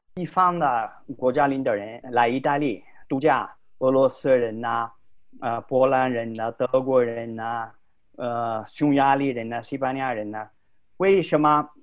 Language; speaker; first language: Chinese; non-native, fluent; Italian